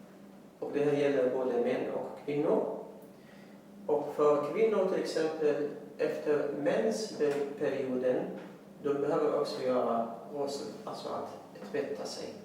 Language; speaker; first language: Swedish; non-native, fluent; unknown